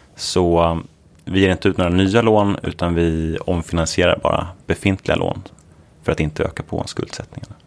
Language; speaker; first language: Swedish; native; Swedish